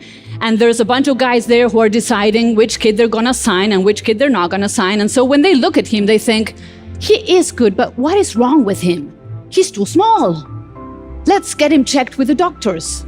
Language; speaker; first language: English; non-native, fluent; Spanish